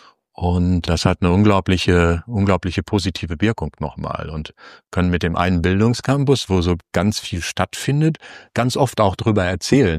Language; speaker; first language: German; native; German